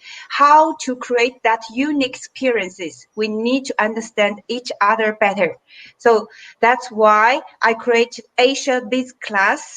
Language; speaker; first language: English; non-native, fluent; Chinese